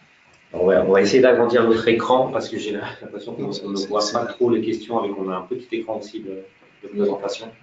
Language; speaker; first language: French; native; French